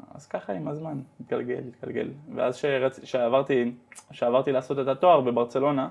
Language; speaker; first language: Hebrew; early bilingual, heritage; Dutch